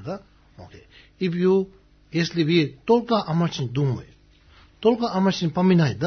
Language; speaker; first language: Russian; non-native, learner; Tibetan